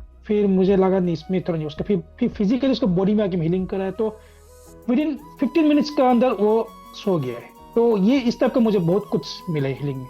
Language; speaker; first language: Hindi; non-native, local second language; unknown